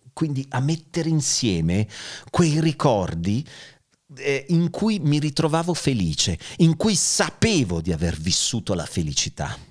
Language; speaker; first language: Italian; native; Italian